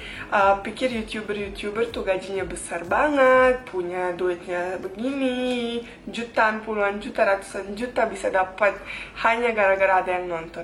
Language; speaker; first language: Indonesian; non-native, fluent; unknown